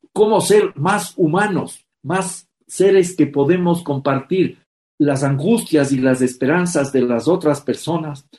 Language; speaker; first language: Spanish; native; Spanish